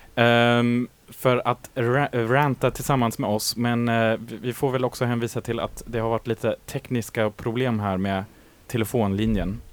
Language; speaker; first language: Swedish; native; Swedish